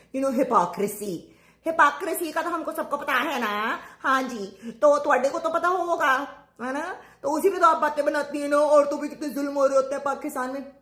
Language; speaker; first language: Urdu; native; Urdu